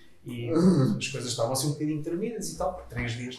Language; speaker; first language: Portuguese; native; Portuguese